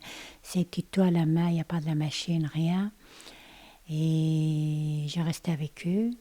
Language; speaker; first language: French; non-native, learner; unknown